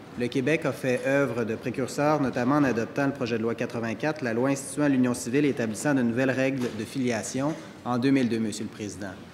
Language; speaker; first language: French; native; French